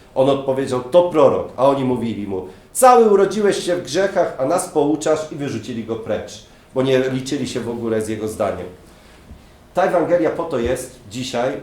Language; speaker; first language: Polish; native; Polish